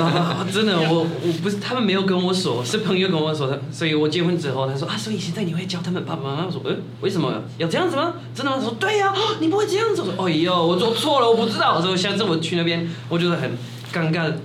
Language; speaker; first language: Chinese; non-native, fluent; French